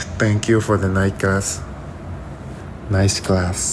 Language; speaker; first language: English; non-native, learner; Thai